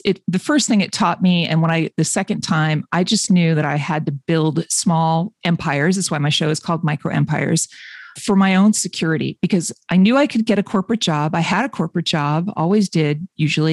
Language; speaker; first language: English; native; English